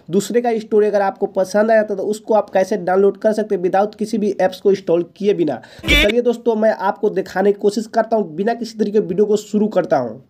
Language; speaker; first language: Hindi; native; Hindi